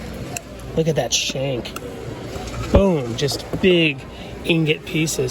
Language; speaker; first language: English; native; English